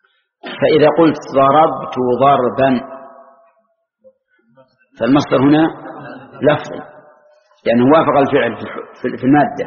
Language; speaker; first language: Arabic; native; Arabic